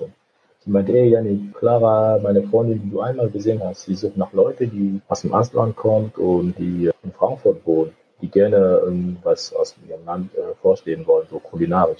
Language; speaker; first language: German; non-native, fluent; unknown